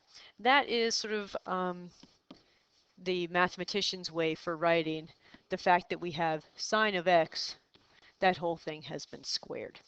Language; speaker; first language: English; native; English